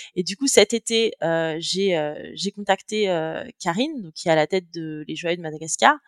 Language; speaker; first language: French; native; French